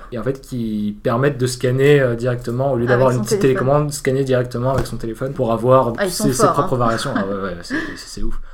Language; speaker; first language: French; native; French